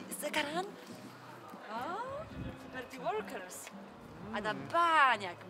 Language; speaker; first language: Indonesian; non-native, learner; Polish